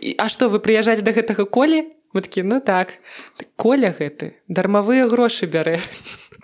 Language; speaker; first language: Belarusian; non-native, local second language; Russian